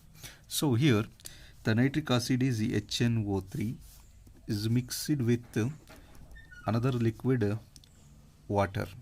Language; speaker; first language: English; non-native, local second language; Kannada